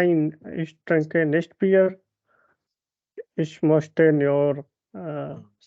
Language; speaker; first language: German; non-native, learner; Urdu